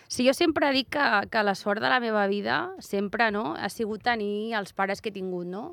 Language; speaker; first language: Catalan; native; Catalan